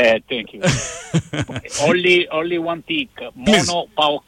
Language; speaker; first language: English; non-native, learner; Italian